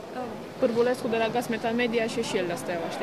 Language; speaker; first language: Romanian; native; Romanian